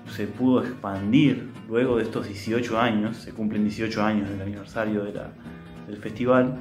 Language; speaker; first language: Spanish; native; Spanish